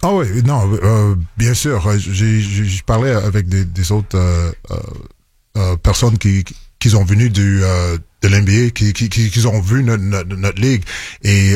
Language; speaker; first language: French; non-native, local second language; English